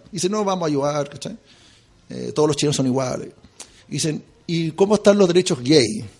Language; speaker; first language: Spanish; early bilingual, heritage; Spanish